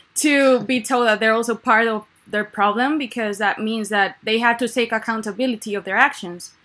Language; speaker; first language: English; non-native, fluent; Spanish